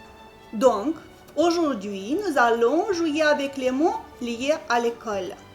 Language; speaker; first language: French; non-native, fluent; Romanian